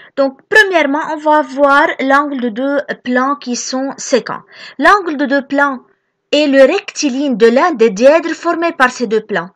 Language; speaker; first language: French; non-native, local second language; Arabic